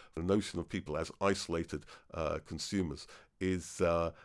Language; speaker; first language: English; native; English